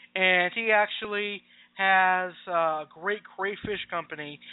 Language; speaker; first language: English; native; English